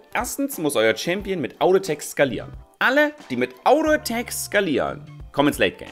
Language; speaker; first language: German; native; German